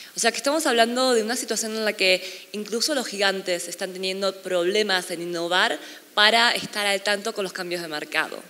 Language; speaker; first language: Spanish; non-native, fluent; Korean